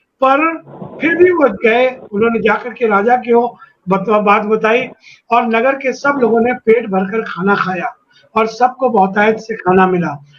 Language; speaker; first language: Hindi; native; Hindi